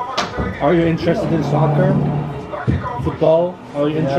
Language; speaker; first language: English; non-native, fluent; Turkish